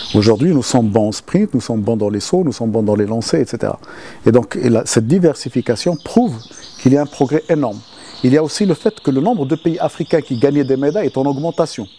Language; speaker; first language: French; non-native, local second language; Arabic